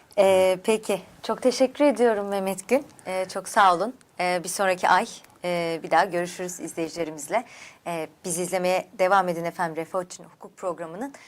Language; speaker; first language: Turkish; native; Turkish